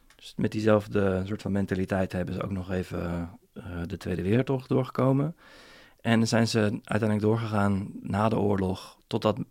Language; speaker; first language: Dutch; native; Dutch